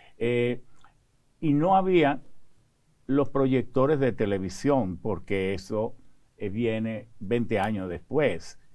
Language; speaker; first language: Spanish; early bilingual, other home language; French